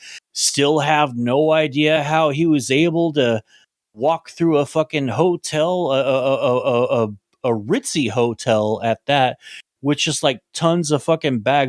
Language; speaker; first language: English; native; English